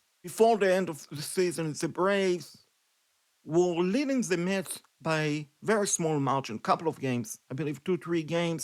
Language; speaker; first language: English; non-native, fluent; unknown